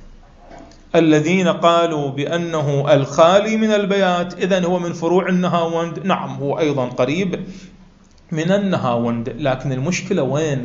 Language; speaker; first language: Arabic; native; Arabic